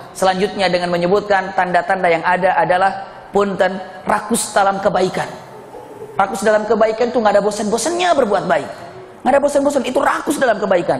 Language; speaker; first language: Indonesian; non-native, fluent; Sundanese